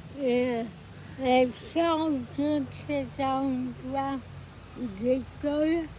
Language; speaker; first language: French; non-native, learner; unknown